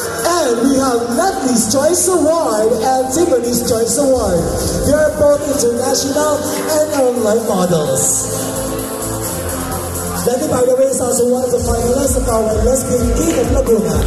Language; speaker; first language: English; non-native, local second language; Filipino